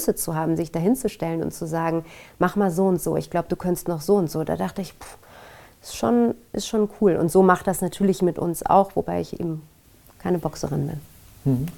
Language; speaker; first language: German; native; German